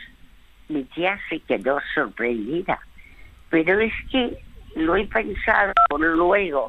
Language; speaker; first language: Spanish; early bilingual, other home language; French